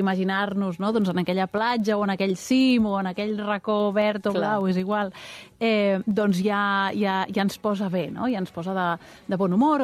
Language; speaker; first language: Catalan; native; Catalan